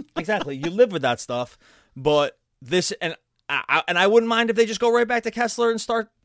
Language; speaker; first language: English; native; English